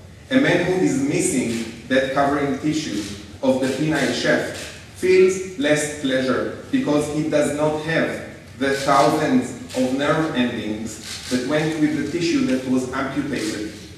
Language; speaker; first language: English; non-native, fluent; Hebrew